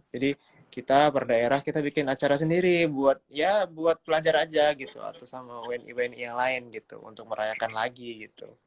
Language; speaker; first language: Indonesian; native; Indonesian